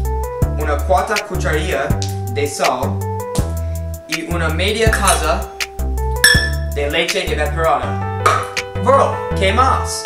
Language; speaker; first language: Spanish; non-native, learner; English